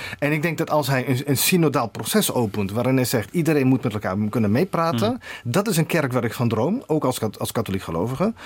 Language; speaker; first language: Dutch; native; Dutch